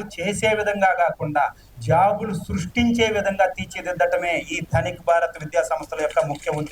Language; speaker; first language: Telugu; native; Telugu